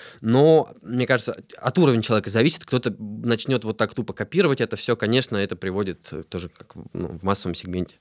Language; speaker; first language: Russian; native; Russian